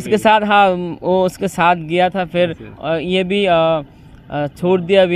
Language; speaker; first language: Hindi; non-native, learner; Bangla